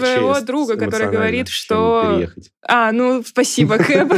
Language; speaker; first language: Russian; native; Russian